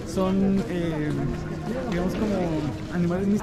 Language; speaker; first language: Spanish; native; Spanish